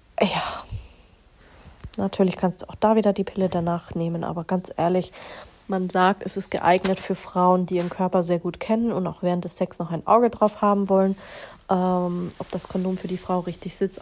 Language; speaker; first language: German; native; German